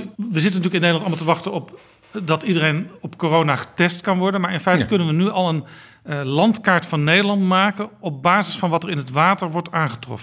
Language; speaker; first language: Dutch; native; Dutch